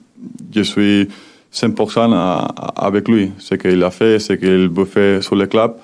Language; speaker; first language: French; non-native, learner; Spanish